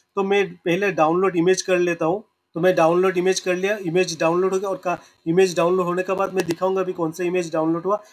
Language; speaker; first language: Hindi; non-native, local second language; Assamese